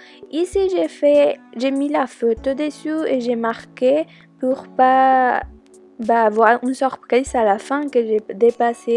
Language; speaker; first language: French; non-native, learner; Spanish